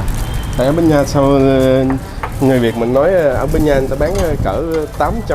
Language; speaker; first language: Vietnamese; early bilingual, heritage; Vietnamese